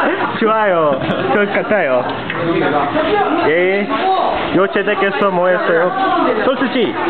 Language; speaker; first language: Korean; non-native, learner; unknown